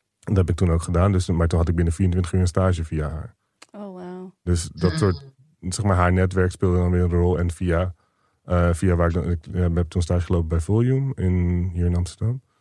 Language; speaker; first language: Dutch; native; Dutch